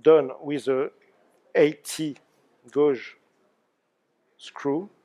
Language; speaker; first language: English; non-native, learner; French